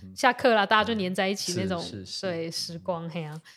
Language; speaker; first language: Chinese; non-native, local second language; Min Nan Chinese